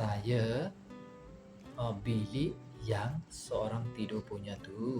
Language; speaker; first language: Indonesian; non-native, fluent; Burmese